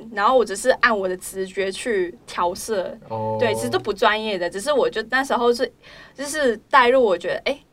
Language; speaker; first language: Chinese; non-native, local second language; Cantonese